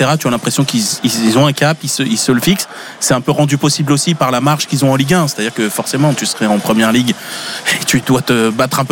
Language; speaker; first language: French; native; French